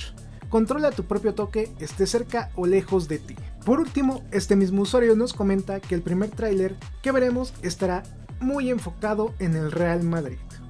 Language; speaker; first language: Spanish; native; Spanish